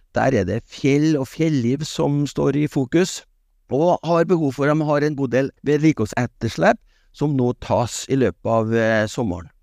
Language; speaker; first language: Norwegian; native; Norwegian